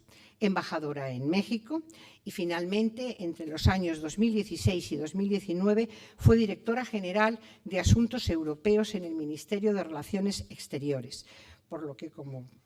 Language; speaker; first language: Spanish; native; Spanish